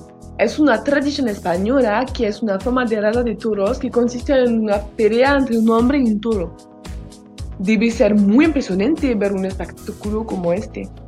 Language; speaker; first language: Spanish; non-native, learner; French